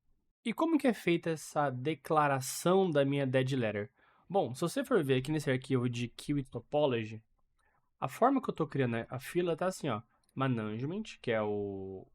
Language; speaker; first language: Portuguese; native; Portuguese